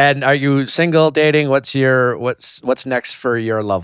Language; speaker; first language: English; native; English